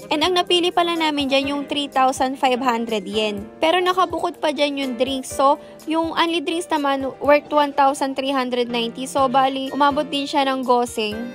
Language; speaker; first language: Filipino; native; Filipino